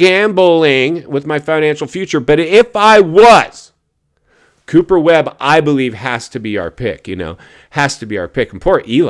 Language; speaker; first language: English; native; English